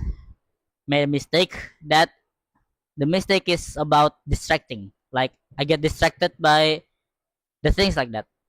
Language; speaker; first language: English; non-native, learner; Indonesian